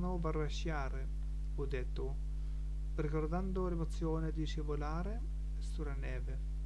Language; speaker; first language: Italian; non-native, learner; German